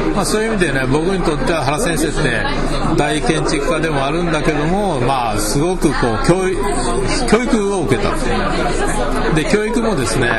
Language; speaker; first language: Japanese; native; Japanese